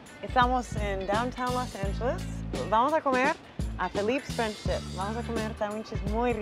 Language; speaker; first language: Spanish; early bilingual, other home language; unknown